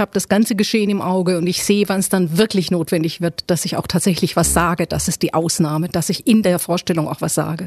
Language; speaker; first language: German; native; German